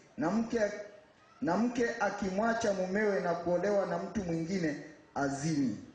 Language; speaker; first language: Swahili; native; Swahili